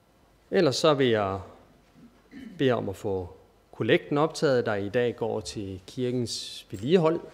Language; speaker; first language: Danish; native; Danish